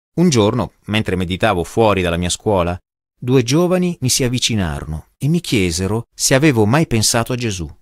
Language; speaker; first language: Italian; non-native, fluent; English